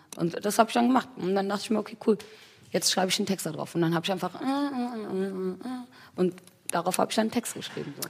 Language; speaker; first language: German; early bilingual, other home language; Tigrinya